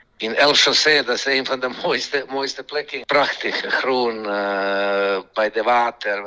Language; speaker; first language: Dutch; non-native, fluent; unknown